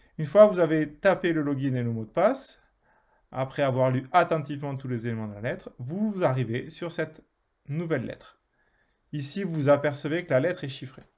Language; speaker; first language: French; native; French